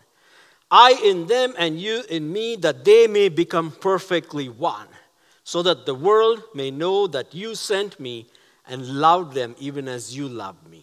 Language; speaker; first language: English; non-native, local second language; Tamil